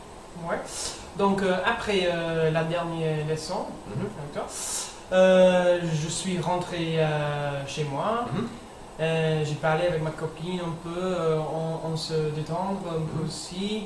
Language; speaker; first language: French; non-native, learner; English